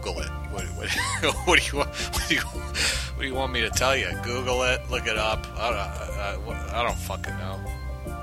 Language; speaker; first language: English; native; English